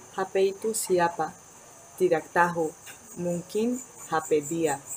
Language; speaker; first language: Indonesian; non-native, fluent; Spanish